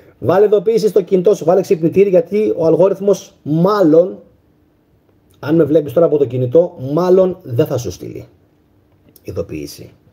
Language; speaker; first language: Greek; native; Greek